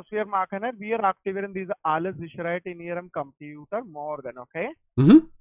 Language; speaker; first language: German; non-native, learner; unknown